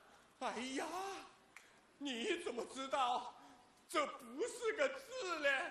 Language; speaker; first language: Chinese; native; Chinese